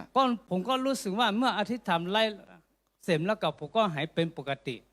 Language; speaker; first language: Thai; non-native, local second language; S'gaw Karen